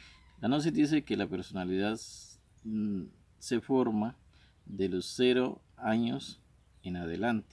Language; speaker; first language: Spanish; native; Spanish